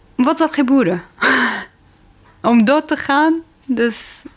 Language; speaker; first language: Dutch; non-native, fluent; Arabic